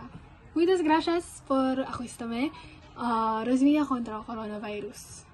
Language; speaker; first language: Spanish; non-native, learner; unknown